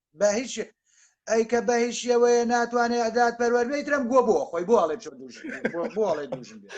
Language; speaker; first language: Central Kurdish; native; Central Kurdish